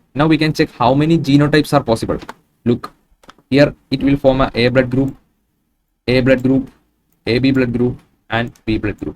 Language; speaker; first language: English; non-native, local second language; Malayalam